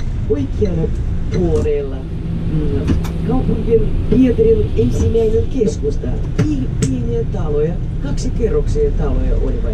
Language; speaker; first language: Finnish; non-native, fluent; Russian